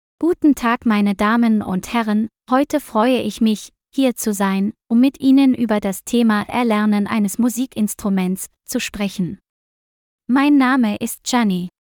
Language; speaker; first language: German; non-native, fluent; Vietnamese